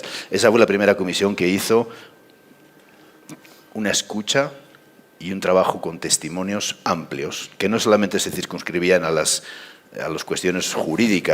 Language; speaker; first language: Spanish; native; Spanish